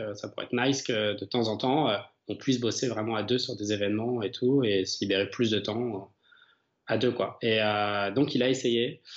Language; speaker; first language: French; native; French